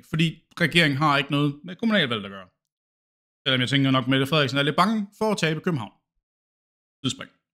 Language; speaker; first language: Danish; native; Danish